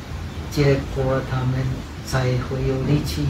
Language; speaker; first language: Chinese; non-native, fluent; Czech